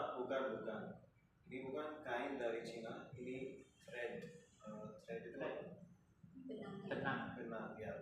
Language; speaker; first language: Indonesian; non-native, fluent; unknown